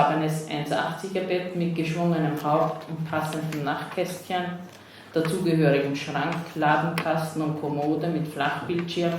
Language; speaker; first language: German; native; German